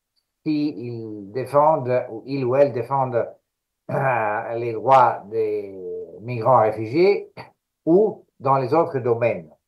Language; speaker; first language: French; non-native, fluent; Greek